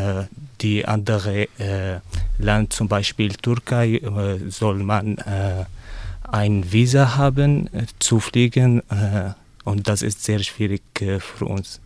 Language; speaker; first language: German; non-native, learner; Arabic